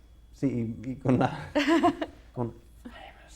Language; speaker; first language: Spanish; non-native, fluent; English